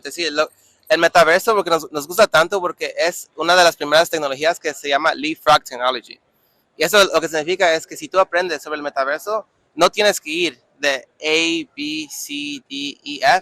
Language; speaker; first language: Spanish; early bilingual, heritage; Spanish